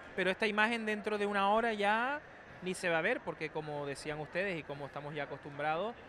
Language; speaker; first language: Spanish; native; Spanish